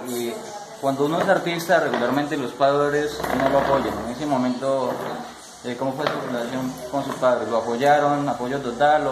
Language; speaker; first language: Spanish; native; Spanish